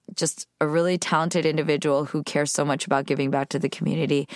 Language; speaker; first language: English; native; English